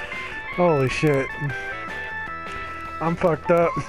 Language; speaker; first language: English; native; English